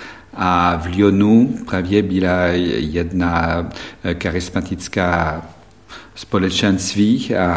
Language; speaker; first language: Czech; non-native, fluent; French